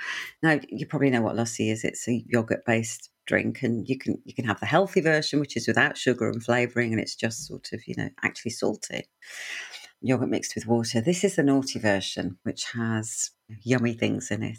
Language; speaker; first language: English; native; English